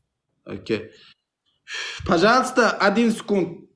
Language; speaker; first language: Russian; non-native, learner; Turkmen